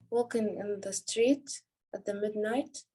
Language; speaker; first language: English; non-native, learner; Arabic